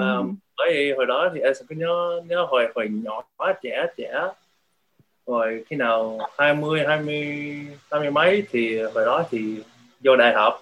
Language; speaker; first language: Vietnamese; early bilingual, heritage; Vietnamese